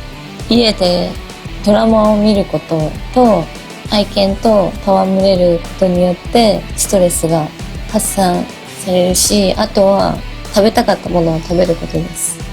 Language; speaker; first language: Japanese; native; Japanese